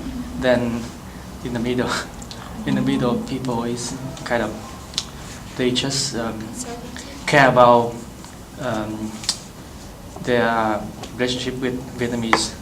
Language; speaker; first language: English; non-native, learner; Vietnamese